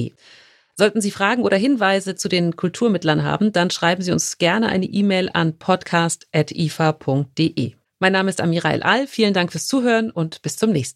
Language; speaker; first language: German; native; German